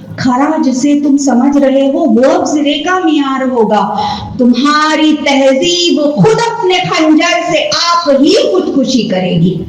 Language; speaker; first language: Urdu; native; Urdu